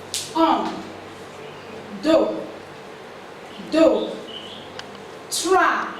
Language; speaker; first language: French; non-native, fluent; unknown